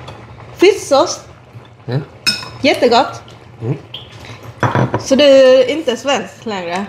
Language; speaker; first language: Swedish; non-native, learner; Vietnamese